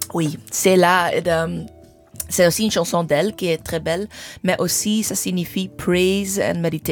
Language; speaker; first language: French; non-native, fluent; English